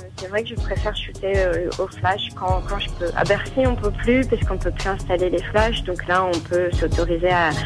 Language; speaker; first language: French; native; French